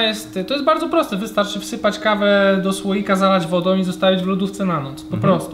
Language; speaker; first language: Polish; native; Polish